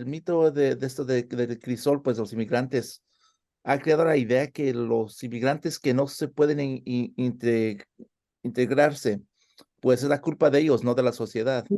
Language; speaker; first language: Spanish; early bilingual, heritage; Spanish